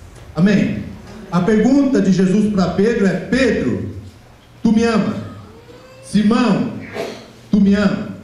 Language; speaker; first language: Portuguese; native; Portuguese